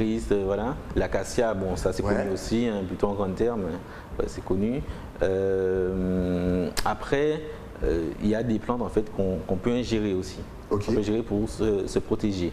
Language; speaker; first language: French; native; French